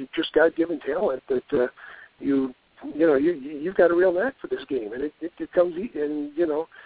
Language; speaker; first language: English; native; English